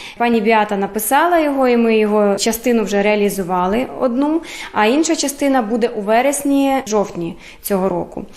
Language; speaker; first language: Ukrainian; early bilingual, heritage; Ukrainian